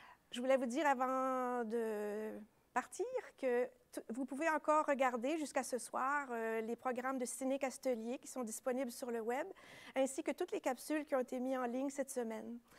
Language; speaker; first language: French; native; French